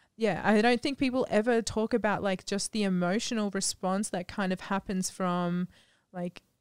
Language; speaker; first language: English; native; English